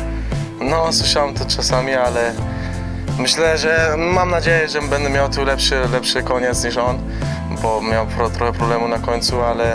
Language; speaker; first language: Polish; early bilingual, heritage; Polish